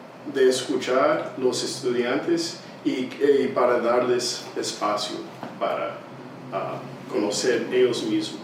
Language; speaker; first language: Spanish; early bilingual, heritage; English